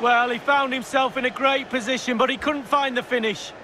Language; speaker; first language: English; native; English